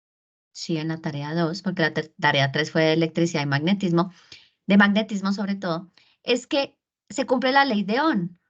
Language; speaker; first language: Spanish; native; Spanish